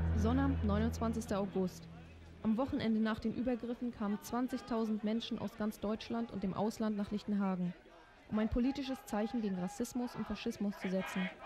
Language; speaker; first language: German; native; German